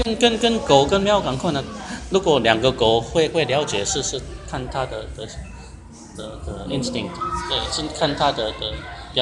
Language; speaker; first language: Chinese; non-native, learner; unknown